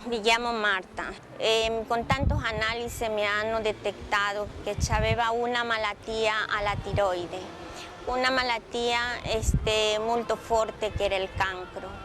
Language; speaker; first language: Italian; non-native, learner; Spanish